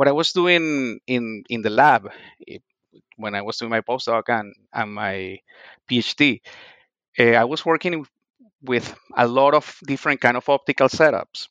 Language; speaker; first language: English; non-native, fluent; Spanish